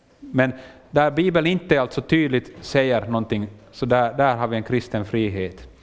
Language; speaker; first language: Swedish; native; Swedish